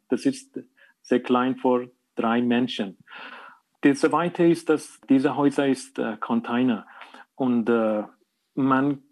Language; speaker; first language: German; non-native, learner; Persian